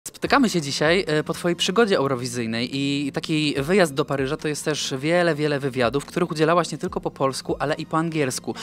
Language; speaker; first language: Polish; native; Polish